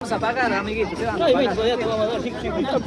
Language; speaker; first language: Spanish; native; Spanish